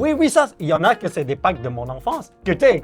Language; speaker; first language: French; native; French